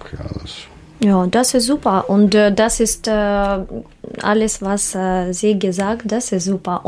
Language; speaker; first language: German; non-native, learner; Russian